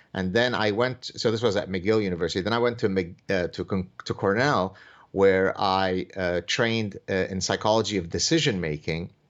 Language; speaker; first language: English; early bilingual, other home language; Arabic